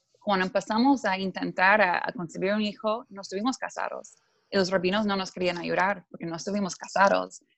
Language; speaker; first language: Spanish; non-native, fluent; English